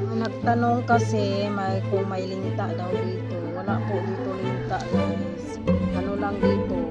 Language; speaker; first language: Filipino; non-native, local second language; Iloko